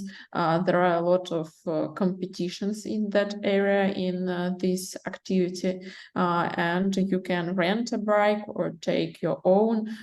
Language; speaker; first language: English; non-native, learner; Russian